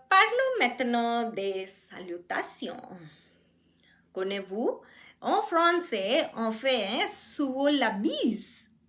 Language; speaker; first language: French; non-native, learner; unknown